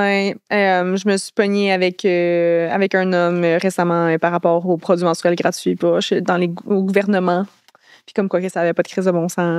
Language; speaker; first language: French; native; French